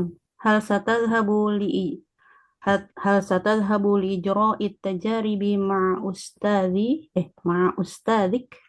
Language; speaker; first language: Arabic; non-native, learner; Indonesian